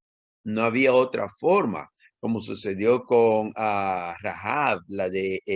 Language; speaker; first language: Spanish; native; Spanish